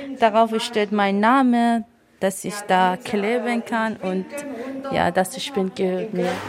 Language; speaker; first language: German; non-native, learner; Persian